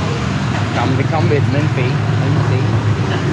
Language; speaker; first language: Vietnamese; non-native, learner; English